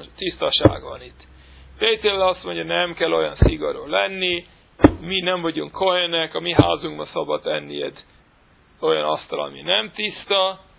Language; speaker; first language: Hungarian; non-native, fluent; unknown